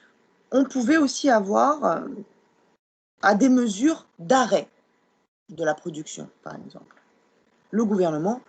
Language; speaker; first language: French; non-native, local second language; Arabic